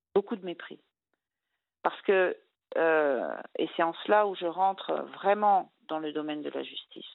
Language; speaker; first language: French; native; French